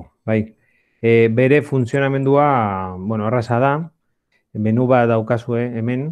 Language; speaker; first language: Basque; non-native, local second language; Spanish